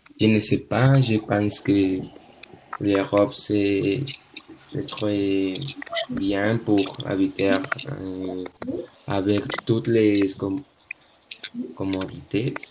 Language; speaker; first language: French; non-native, learner; Spanish